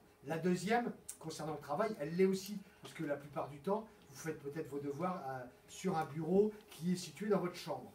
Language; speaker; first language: French; native; French